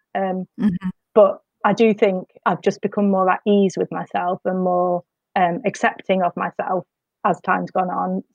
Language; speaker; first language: English; native; English